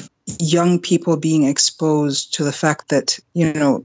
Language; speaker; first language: English; non-native, local second language; German